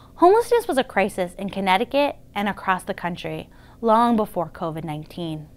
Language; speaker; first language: English; native; English